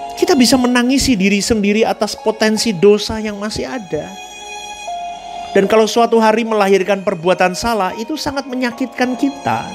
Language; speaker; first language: Indonesian; native; Indonesian